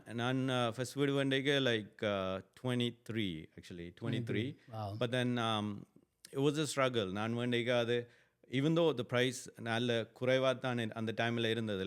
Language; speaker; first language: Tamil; early bilingual, other home language; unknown